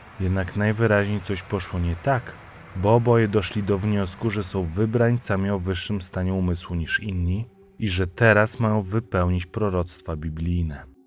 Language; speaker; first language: Polish; native; Polish